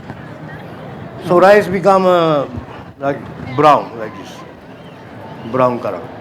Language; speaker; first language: English; non-native, learner; Japanese